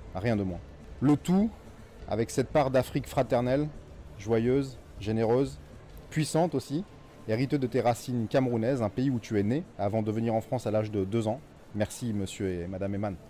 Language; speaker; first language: French; native; French